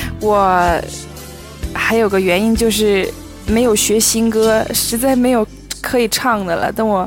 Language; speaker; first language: Chinese; early bilingual, heritage; German